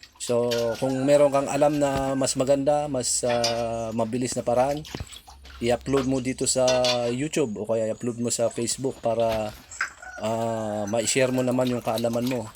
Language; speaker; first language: Filipino; non-native, local second language; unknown